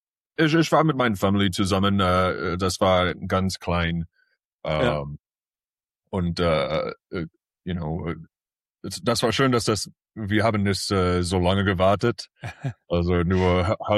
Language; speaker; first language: German; early bilingual, heritage; English